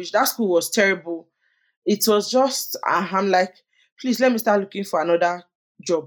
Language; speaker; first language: English; non-native, local second language; Yoruba